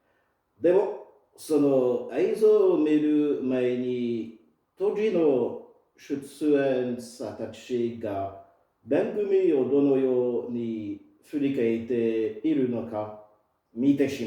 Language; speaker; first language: Japanese; non-native, fluent; French